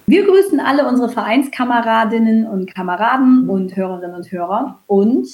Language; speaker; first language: German; native; German